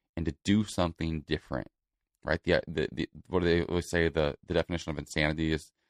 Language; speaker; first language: English; native; English